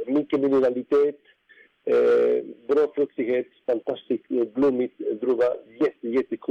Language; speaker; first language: Swedish; non-native, fluent; Spanish